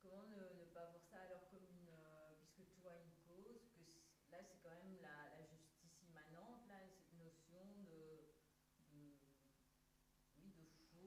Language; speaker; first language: French; native; French